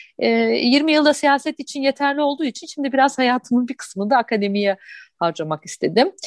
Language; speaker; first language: Turkish; early bilingual, heritage; Turkish